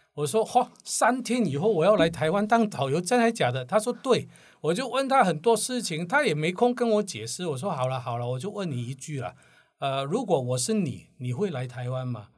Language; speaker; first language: Chinese; non-native, local second language; Cantonese